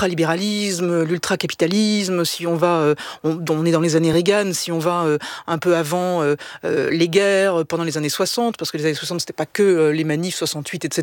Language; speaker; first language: French; native; French